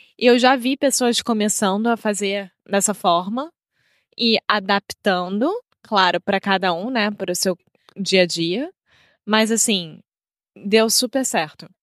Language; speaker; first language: Portuguese; native; Portuguese